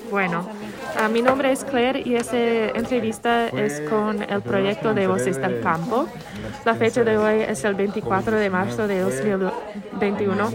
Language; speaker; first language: Spanish; non-native, fluent; English